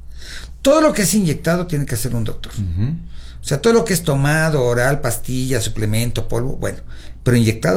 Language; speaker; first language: Spanish; native; Spanish